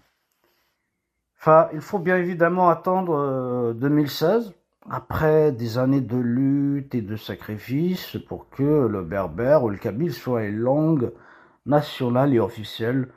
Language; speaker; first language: French; non-native, local second language; Kabyle